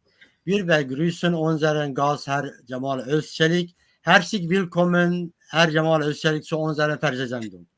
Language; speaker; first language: German; non-native, learner; Kurdish